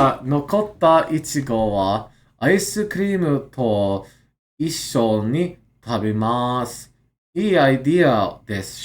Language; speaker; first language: Japanese; non-native, learner; English